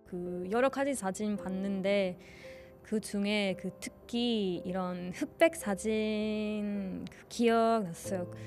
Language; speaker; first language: Korean; non-native, learner; Finnish